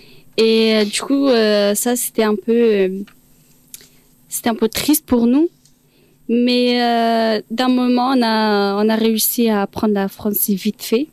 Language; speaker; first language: French; non-native, fluent; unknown